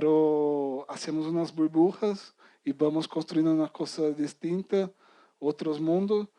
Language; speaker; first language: Spanish; non-native, fluent; Portuguese